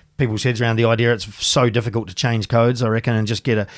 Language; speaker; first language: English; native; English